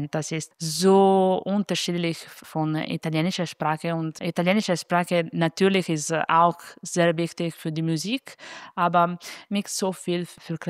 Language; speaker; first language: German; non-native, fluent; Italian